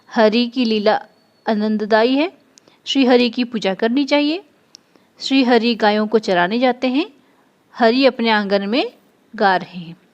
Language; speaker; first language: Hindi; non-native, local second language; Odia